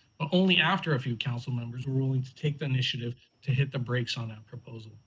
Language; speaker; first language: English; native; English